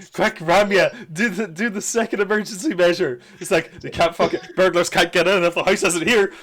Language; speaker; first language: English; native; English